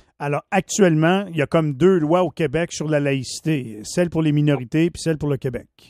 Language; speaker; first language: French; native; French